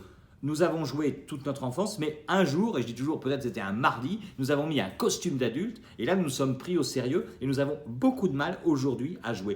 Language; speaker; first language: French; native; French